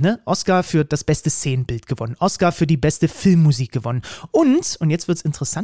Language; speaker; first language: German; native; German